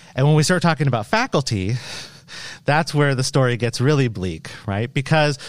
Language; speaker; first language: English; native; English